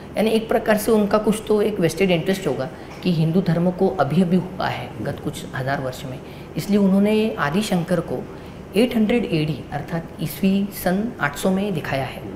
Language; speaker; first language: Hindi; non-native, local second language; Marathi